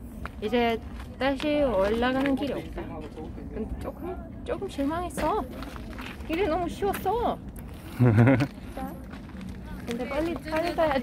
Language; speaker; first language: Korean; non-native, learner; Russian